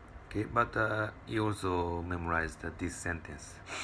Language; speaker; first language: English; non-native, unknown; Japanese